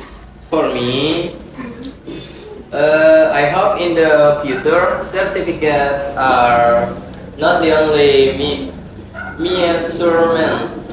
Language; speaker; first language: English; non-native, learner; Indonesian